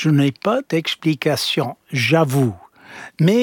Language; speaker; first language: French; non-native, fluent; English